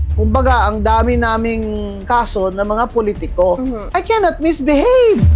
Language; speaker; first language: Filipino; non-native, local second language; Hiligaynon